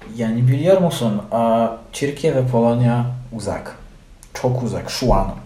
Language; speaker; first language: Turkish; non-native, learner; Polish